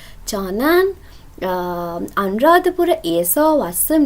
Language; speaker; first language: Korean; non-native, fluent; Sinhala